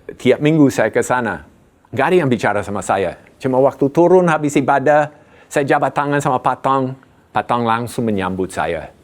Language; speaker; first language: Indonesian; non-native, fluent; English